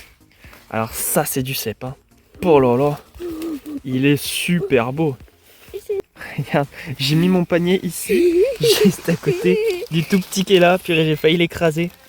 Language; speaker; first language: French; native; French